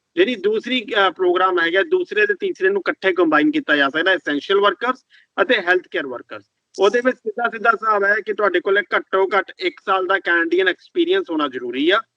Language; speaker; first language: Punjabi; early bilingual, heritage; Punjabi